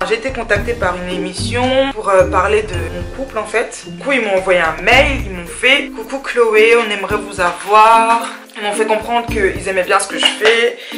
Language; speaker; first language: French; early bilingual, other home language; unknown